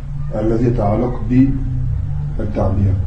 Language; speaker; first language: Arabic; non-native, fluent; French